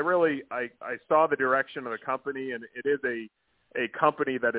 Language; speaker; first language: English; native; English